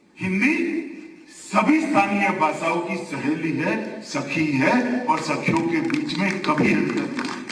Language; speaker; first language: Hindi; non-native, local second language; Gujarati